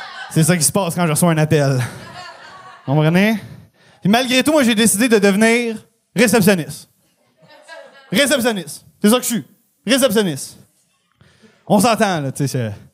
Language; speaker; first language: French; native; French